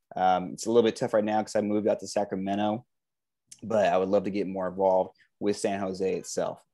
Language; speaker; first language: English; native; English